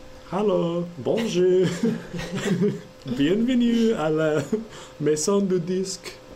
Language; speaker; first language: French; non-native, learner; English